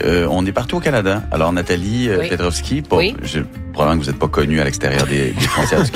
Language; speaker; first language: French; native; French